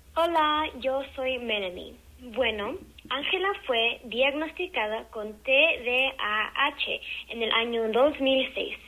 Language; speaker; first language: Spanish; early bilingual, heritage; English